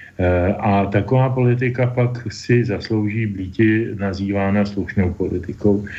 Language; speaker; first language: Czech; native; Czech